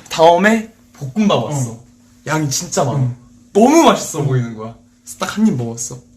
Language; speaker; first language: Korean; early bilingual, heritage; Korean